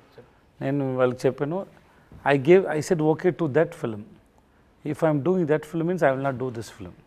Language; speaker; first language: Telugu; non-native, learner; Tamil